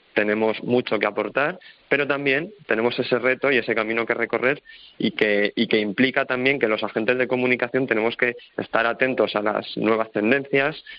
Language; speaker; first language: Spanish; native; Spanish